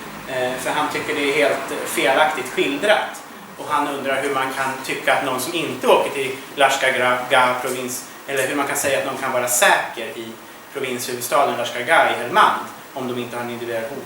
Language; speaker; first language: Swedish; native; Swedish